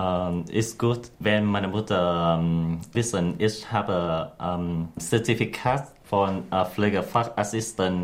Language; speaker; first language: German; non-native, learner; Vietnamese